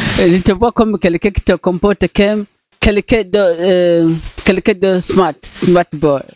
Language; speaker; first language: French; non-native, local second language; Rundi